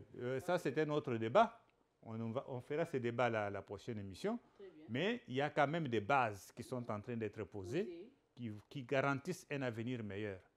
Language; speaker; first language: French; non-native, local second language; Lingala